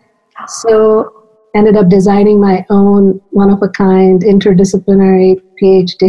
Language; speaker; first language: English; non-native, local second language; Hindi